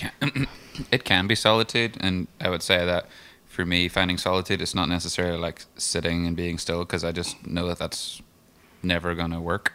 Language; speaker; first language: English; native; English